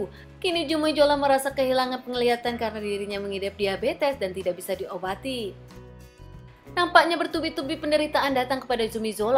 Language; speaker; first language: Indonesian; native; Indonesian